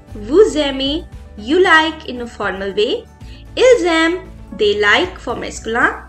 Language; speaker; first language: English; non-native, local second language; Hindi